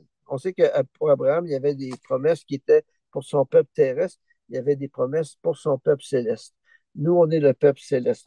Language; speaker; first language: French; native; French